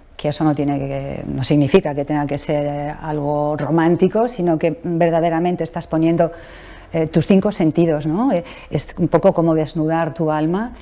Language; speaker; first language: Spanish; native; Spanish